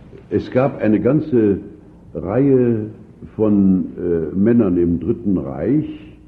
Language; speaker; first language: German; native; German